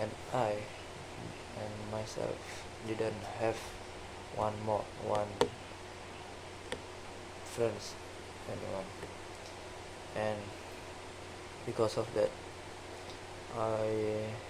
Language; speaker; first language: English; non-native, learner; Indonesian